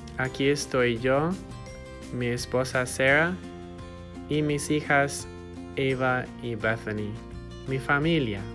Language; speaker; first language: Spanish; non-native, fluent; English